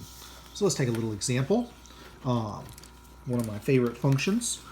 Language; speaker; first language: English; native; English